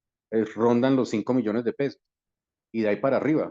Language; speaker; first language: Spanish; native; Spanish